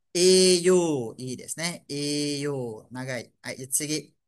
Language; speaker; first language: Japanese; non-native, fluent; Malay